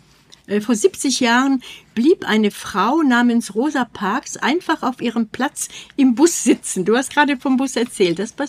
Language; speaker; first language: German; native; German